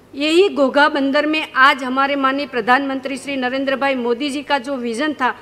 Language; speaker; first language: Hindi; non-native, local second language; Gujarati